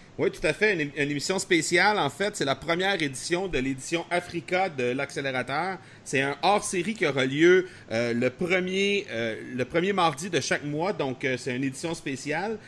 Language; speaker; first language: French; native; French